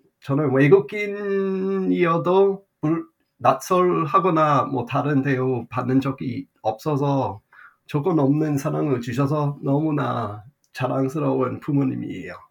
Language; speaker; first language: Korean; non-native, fluent; English